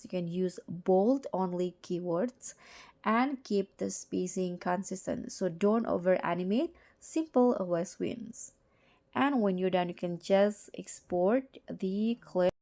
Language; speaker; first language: English; non-native, fluent; Indonesian